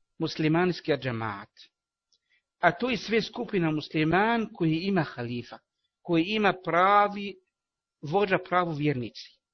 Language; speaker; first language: Bosnian; non-native, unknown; Arabic